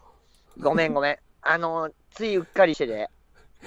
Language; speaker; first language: Japanese; native; Japanese